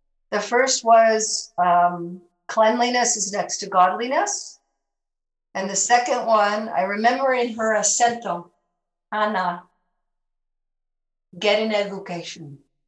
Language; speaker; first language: English; early bilingual, other home language; Spanish